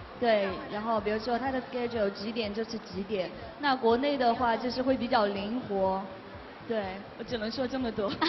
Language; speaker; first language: Chinese; non-native, local second language; Tibetan